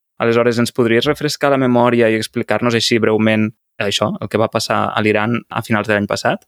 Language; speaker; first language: Catalan; native; Catalan